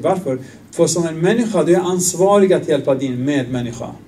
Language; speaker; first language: Swedish; non-native, fluent; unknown